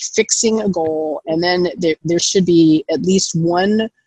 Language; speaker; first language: English; native; English